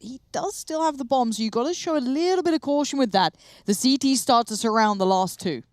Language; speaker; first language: English; native; English